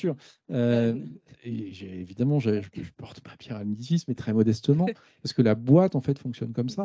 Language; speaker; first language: French; native; French